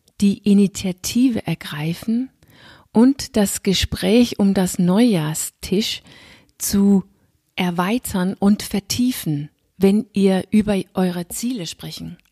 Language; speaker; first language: German; non-native, fluent; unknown